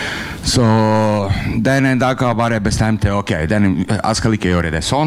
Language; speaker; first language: Norwegian; non-native, learner; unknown